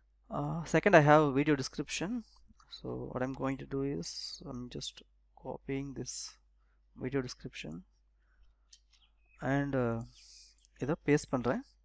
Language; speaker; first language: English; non-native, local second language; Tamil